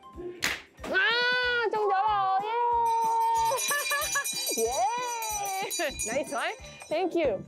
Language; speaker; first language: Cantonese; native; Cantonese